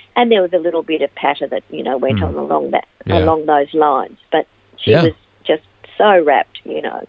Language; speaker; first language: English; native; English